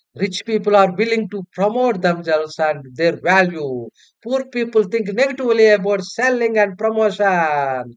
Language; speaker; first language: English; non-native, local second language; Telugu